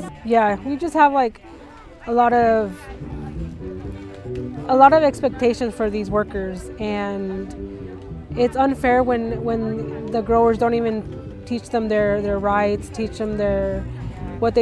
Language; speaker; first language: English; native; English